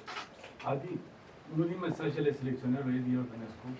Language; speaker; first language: Romanian; native; Romanian